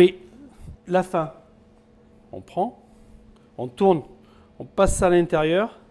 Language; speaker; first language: French; native; French